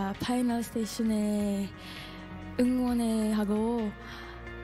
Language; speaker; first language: Korean; non-native, learner; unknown